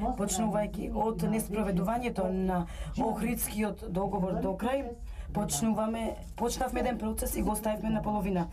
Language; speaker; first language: Macedonian; non-native, local second language; Albanian